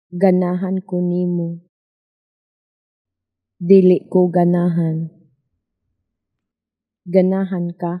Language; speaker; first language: Cebuano; non-native, learner; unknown